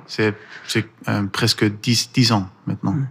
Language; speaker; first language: French; non-native, learner; Persian